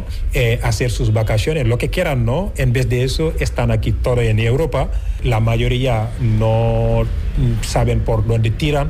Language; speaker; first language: Spanish; non-native, fluent; Wolof